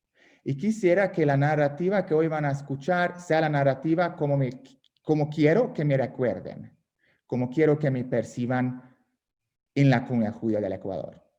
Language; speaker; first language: Spanish; non-native, fluent; Hungarian